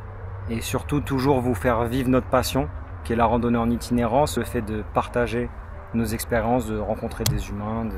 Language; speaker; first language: French; native; French